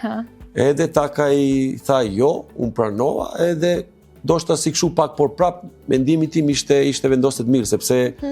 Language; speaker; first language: Albanian; non-native, learner; Serbian